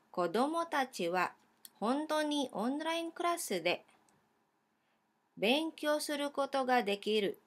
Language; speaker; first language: Japanese; non-native, fluent; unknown